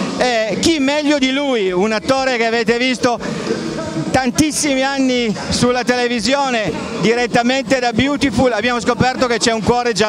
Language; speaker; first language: Italian; native; Italian